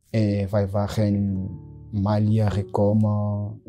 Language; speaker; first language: Dutch; non-native, learner; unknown